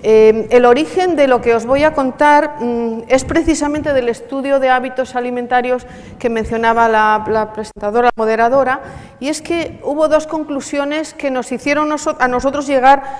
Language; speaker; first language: Spanish; native; Spanish